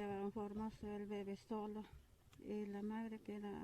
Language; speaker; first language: Spanish; non-native, local second language; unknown